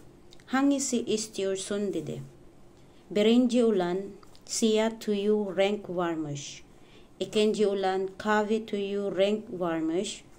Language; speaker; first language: Turkish; non-native, learner; Filipino